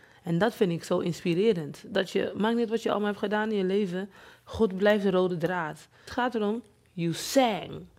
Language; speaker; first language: Dutch; non-native, fluent; English